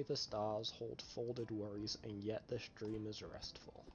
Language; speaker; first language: English; native; English